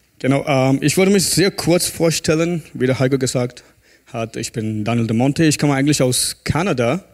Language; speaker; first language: German; non-native, fluent; English